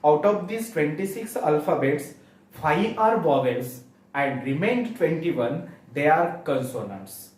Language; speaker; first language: English; non-native, local second language; Marathi